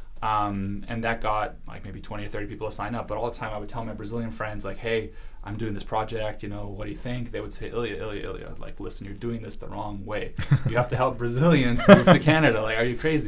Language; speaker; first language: English; early bilingual, other home language; Russian